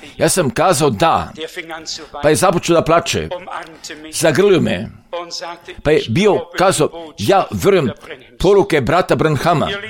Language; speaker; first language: Croatian; non-native, fluent; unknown